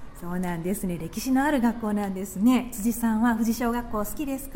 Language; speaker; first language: Japanese; native; Japanese